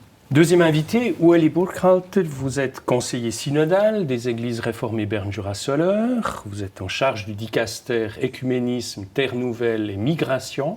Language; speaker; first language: French; native; French